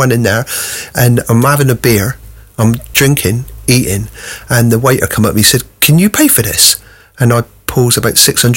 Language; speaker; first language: English; native; English